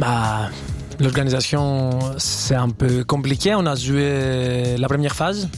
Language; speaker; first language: French; non-native, fluent; Greek